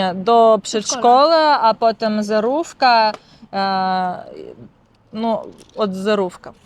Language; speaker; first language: Polish; non-native, learner; Russian